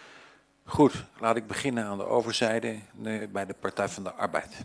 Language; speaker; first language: Dutch; native; Dutch